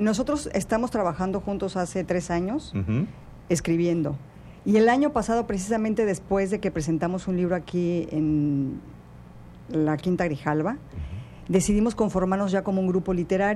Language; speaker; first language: Spanish; native; Spanish